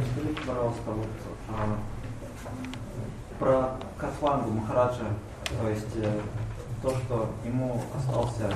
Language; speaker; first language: Russian; native; Russian